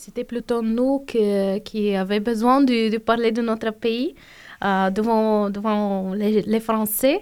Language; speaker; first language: French; non-native, fluent; Bulgarian